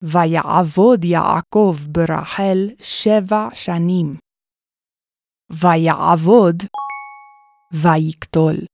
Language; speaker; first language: Hebrew; non-native, fluent; English